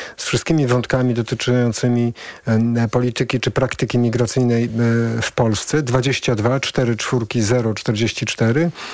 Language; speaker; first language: Polish; native; Polish